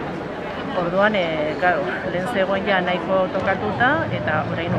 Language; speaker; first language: Basque; non-native, local second language; Spanish